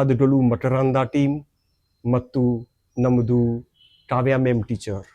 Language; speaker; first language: Kannada; non-native, learner; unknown